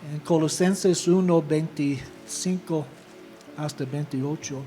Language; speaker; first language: Spanish; non-native, fluent; English